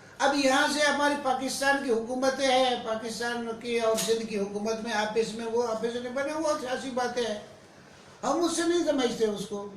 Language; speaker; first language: Urdu; non-native, local second language; Sindhi